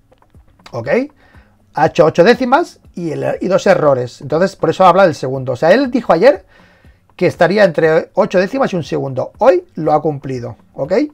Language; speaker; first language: Spanish; native; Spanish